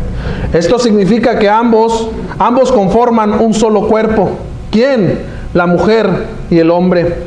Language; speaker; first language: Spanish; native; Spanish